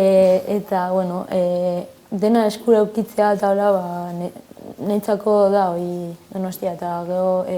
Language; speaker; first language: Basque; non-native, local second language; Spanish